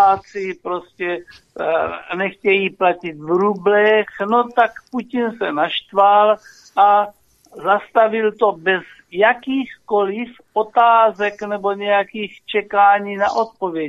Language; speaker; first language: Czech; native; Czech